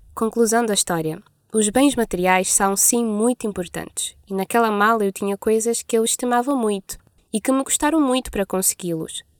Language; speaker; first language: Portuguese; non-native, local second language; Kabuverdianu